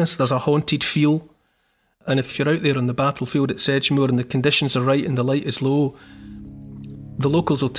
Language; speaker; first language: English; native; English